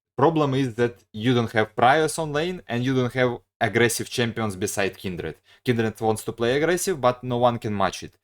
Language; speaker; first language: English; non-native, learner; Ukrainian